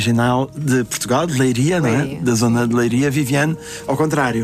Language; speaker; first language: Portuguese; native; Portuguese